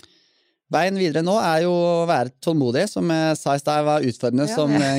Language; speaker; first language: Norwegian; native; Norwegian